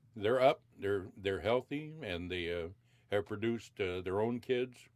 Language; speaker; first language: English; native; English